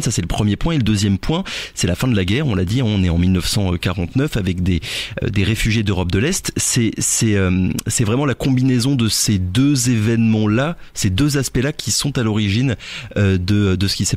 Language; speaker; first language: French; native; French